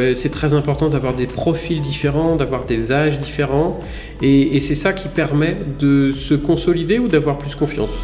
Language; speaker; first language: French; native; French